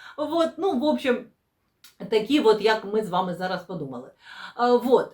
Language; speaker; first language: Ukrainian; non-native, local second language; Russian